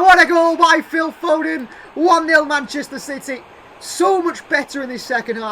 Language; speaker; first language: English; native; English